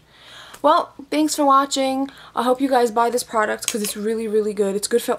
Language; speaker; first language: English; native; English